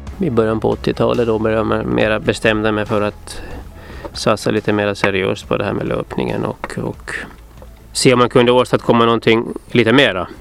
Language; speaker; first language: Swedish; native; Swedish